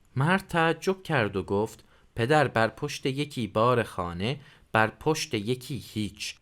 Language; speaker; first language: Persian; non-native, fluent; Turkish